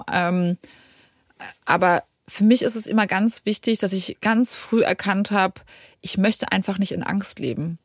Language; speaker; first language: German; early bilingual, other home language; Polish